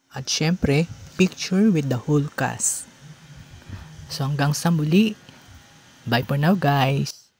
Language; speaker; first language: Filipino; native; Filipino